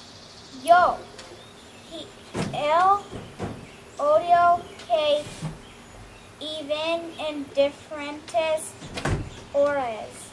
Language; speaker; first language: Spanish; non-native, learner; English